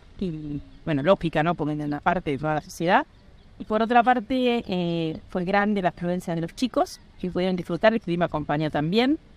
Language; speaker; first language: Spanish; native; Spanish